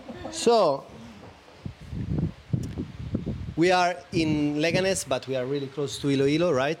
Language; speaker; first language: English; non-native, fluent; Italian